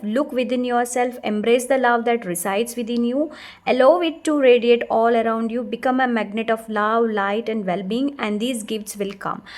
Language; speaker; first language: English; non-native, local second language; Kannada